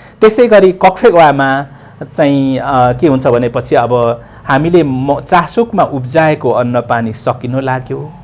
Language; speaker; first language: Nepali; non-native, local second language; Limbu